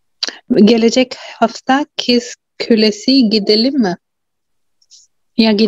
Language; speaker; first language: Turkish; non-native, learner; Urdu